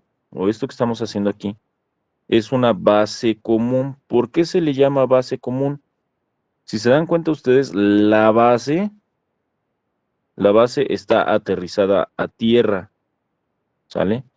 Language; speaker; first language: Spanish; native; Spanish